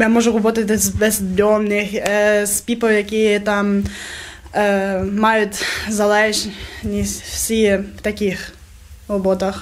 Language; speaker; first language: Ukrainian; non-native, local second language; German